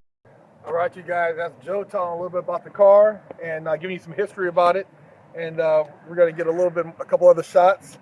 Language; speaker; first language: English; native; English